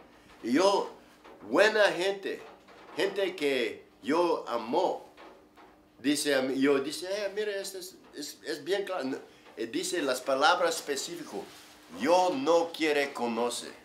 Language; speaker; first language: Spanish; non-native, learner; English